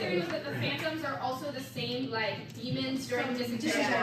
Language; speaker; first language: English; native; English